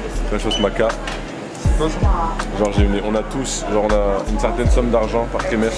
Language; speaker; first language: French; native; French